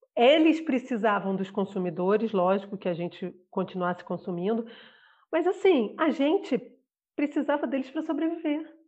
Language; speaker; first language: Portuguese; native; Portuguese